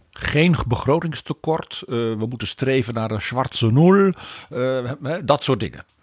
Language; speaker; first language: Dutch; native; Dutch